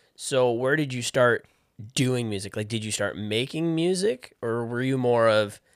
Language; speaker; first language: English; native; English